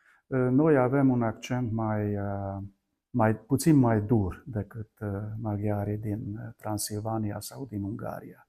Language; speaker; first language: Romanian; non-native, local second language; Hungarian